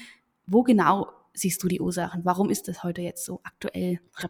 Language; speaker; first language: German; native; German